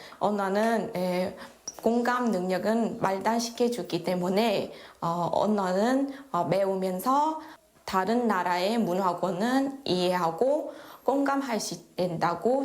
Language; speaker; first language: Korean; non-native, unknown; Vietnamese